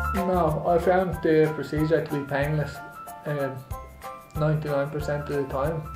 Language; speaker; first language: English; native; English